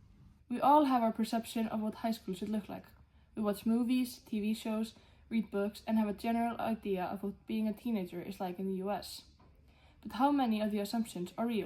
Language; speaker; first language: English; non-native, learner; Icelandic